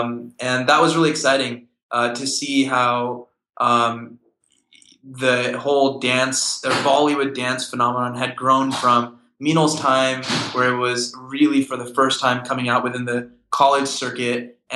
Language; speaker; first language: English; native; English